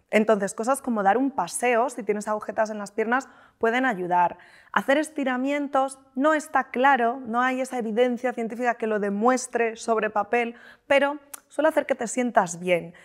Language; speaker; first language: Spanish; native; Spanish